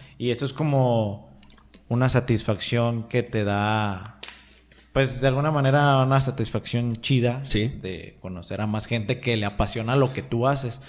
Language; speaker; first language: Spanish; native; Spanish